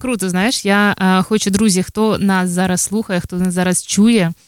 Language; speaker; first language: Ukrainian; native; Ukrainian